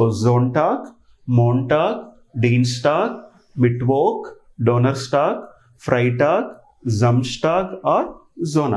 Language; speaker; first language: German; non-native, fluent; Telugu